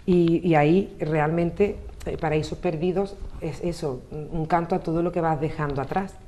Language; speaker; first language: Spanish; native; Spanish